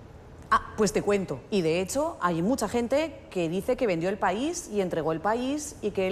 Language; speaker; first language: Spanish; native; Spanish